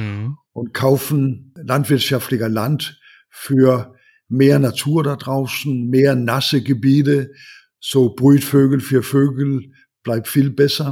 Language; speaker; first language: German; non-native, learner; Danish